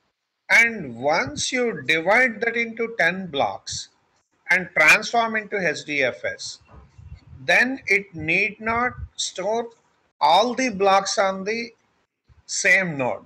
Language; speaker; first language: English; non-native, local second language; Telugu